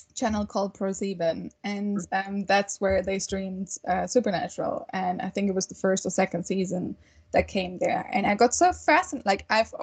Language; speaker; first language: English; non-native, fluent; German